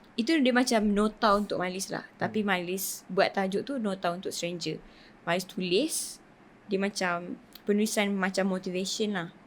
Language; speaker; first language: Malay; native; Malay